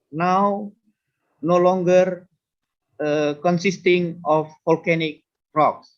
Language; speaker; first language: English; non-native, fluent; Indonesian